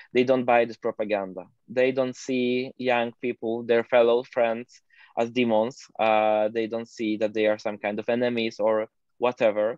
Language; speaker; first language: English; non-native, fluent; Polish